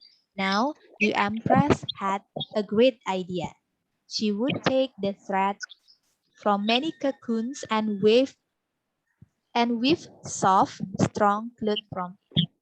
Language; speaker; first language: English; non-native, fluent; Indonesian